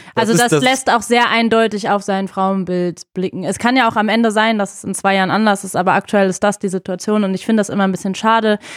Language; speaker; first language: German; native; German